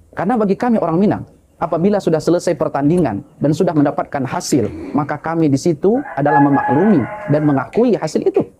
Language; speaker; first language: Indonesian; non-native, local second language; Minangkabau